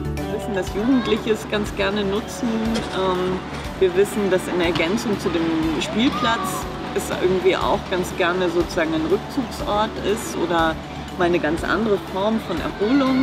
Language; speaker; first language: German; native; German